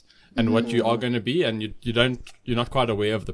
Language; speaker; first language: English; native; English